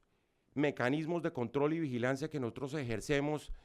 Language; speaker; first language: Spanish; native; Spanish